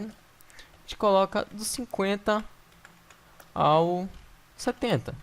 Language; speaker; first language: Portuguese; native; Portuguese